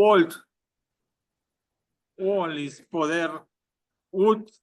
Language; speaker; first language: English; non-native, learner; Spanish